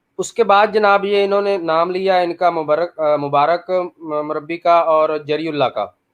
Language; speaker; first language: Urdu; non-native, local second language; Punjabi